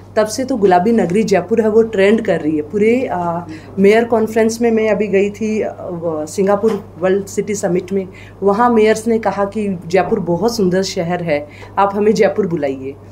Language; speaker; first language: Hindi; native; Hindi